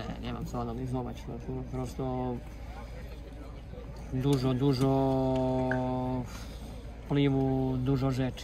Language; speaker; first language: Polish; non-native, fluent; Serbian